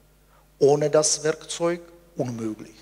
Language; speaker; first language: German; non-native, fluent; Czech